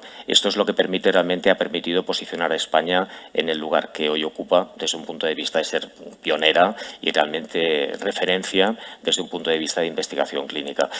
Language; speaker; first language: Spanish; native; Spanish